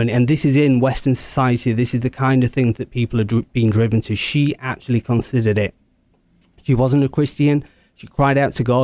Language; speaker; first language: English; native; English